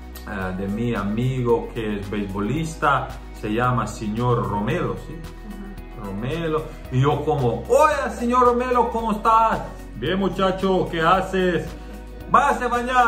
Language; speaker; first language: Spanish; non-native, learner; Croatian